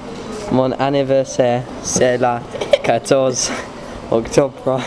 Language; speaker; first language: French; non-native, learner; English